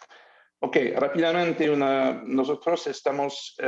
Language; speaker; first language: Spanish; non-native, learner; French